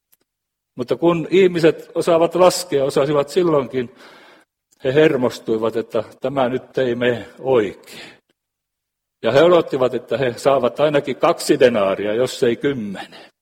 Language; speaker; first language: Finnish; native; Finnish